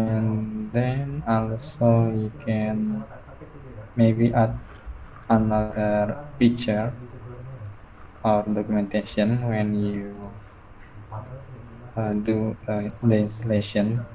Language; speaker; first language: English; non-native, fluent; Indonesian